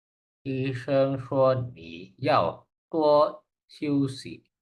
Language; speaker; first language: Chinese; non-native, learner; Indonesian